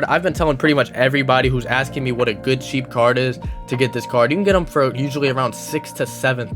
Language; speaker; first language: English; native; English